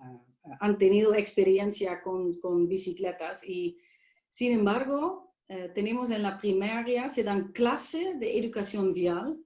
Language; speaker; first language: Spanish; non-native, fluent; Dutch